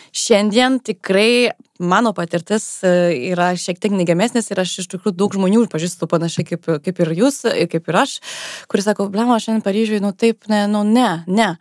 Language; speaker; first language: Lithuanian; non-native, fluent; French